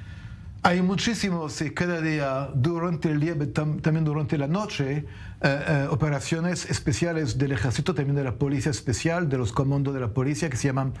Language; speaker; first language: Spanish; non-native, fluent; French